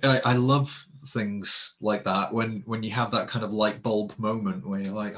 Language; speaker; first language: English; native; English